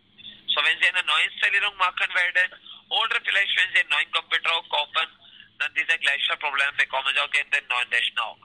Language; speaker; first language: German; non-native, learner; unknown